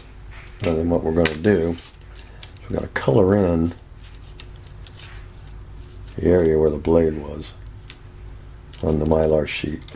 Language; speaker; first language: English; native; English